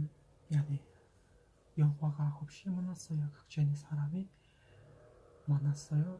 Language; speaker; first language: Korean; non-native, fluent; Kazakh